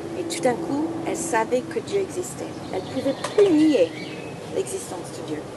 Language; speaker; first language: French; non-native, fluent; English